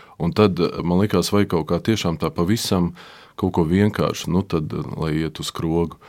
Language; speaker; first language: Latvian; native; Latvian